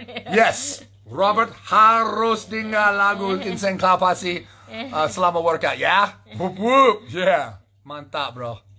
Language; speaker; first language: Indonesian; non-native, learner; English